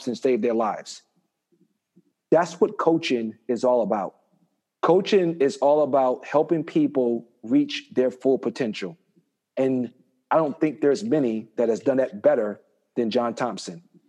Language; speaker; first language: English; native; English